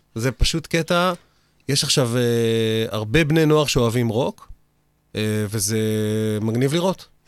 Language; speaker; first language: Hebrew; native; Hebrew